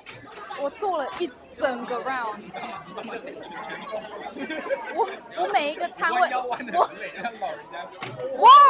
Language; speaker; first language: Chinese; early bilingual, heritage; Chinese